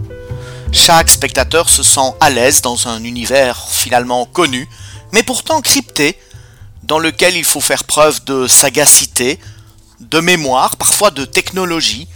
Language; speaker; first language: French; native; French